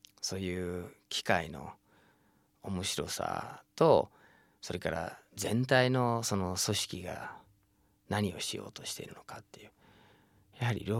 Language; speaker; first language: Japanese; non-native, fluent; English